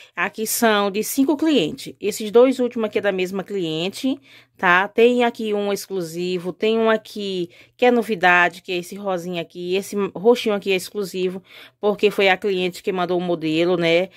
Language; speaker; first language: Portuguese; native; Portuguese